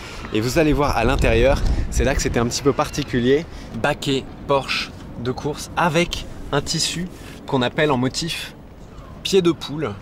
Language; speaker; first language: French; native; French